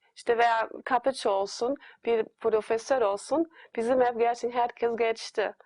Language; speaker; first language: Turkish; non-native, fluent; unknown